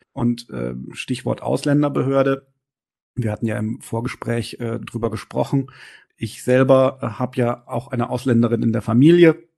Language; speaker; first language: German; native; German